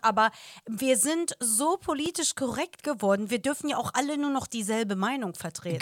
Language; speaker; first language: German; native; German